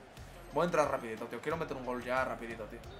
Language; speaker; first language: Spanish; native; Spanish